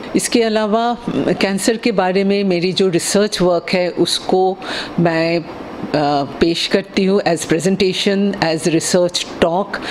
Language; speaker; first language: Hindi; non-native, local second language; Bangla